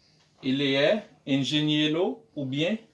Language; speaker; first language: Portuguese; non-native, learner; Haitian Creole